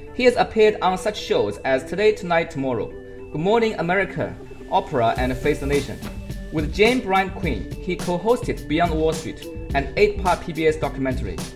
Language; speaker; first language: English; non-native, fluent; Chinese